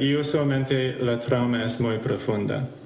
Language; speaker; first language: Spanish; non-native, fluent; English